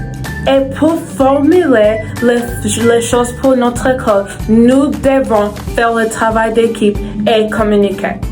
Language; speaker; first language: French; non-native, learner; English